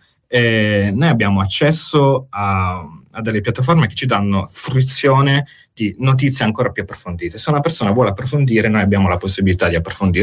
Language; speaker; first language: Italian; native; Italian